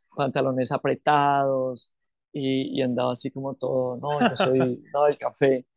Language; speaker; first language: Spanish; native; Spanish